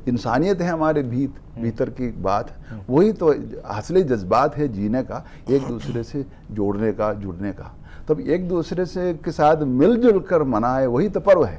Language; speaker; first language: Hindi; non-native, local second language; Malayalam